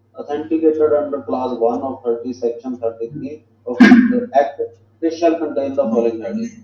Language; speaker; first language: English; non-native, local second language; Punjabi